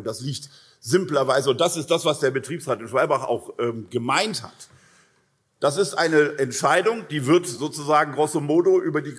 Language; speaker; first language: German; native; German